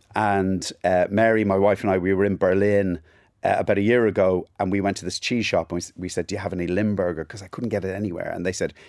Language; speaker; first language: English; native; English